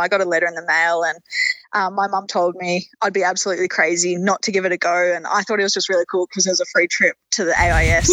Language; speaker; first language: English; native; English